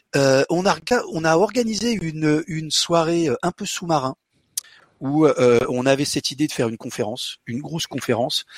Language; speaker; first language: French; early bilingual, other home language; Portuguese